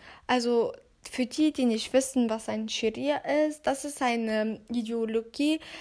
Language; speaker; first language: German; non-native, fluent; Turkish